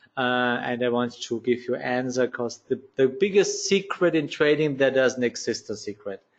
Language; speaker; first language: English; non-native, learner; German